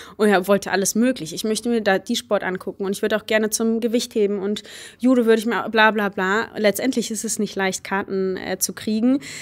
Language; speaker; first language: German; early bilingual, other home language; Polish